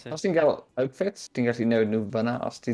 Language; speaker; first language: Welsh; non-native, local second language; English